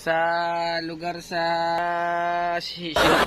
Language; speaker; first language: Filipino; non-native, local second language; Cebuano